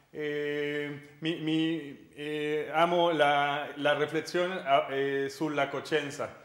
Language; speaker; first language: Italian; non-native, learner; Spanish